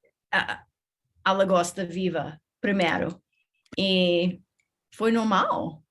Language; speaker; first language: Portuguese; non-native, learner; English